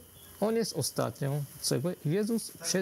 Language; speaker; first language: Polish; non-native, fluent; Arabic